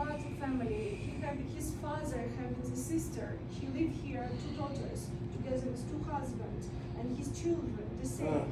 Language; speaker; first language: English; non-native, learner; Russian